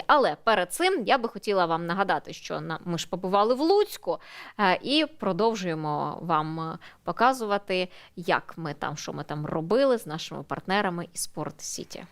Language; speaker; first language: Ukrainian; native; Ukrainian